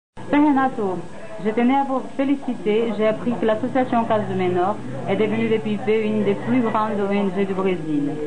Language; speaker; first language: French; native; French